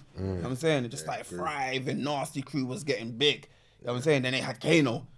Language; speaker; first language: English; native; English